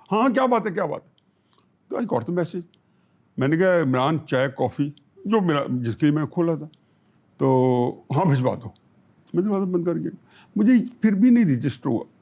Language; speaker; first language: Urdu; non-native, local second language; Punjabi